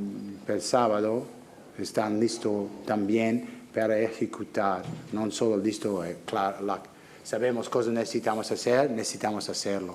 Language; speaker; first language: Spanish; non-native, learner; English